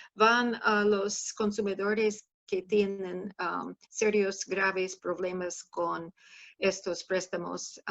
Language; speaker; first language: Spanish; non-native, fluent; English